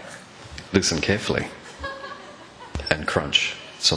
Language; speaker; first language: English; native; English